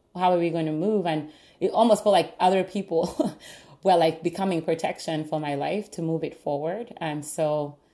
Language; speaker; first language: English; non-native, local second language; Ganda